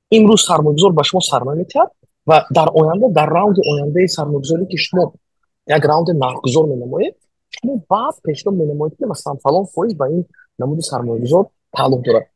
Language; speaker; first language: Tajik; native; Tajik